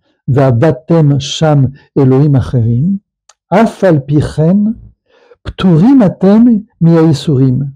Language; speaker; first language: Hebrew; non-native, fluent; French